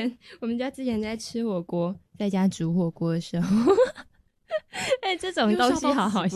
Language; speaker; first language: Chinese; native; Chinese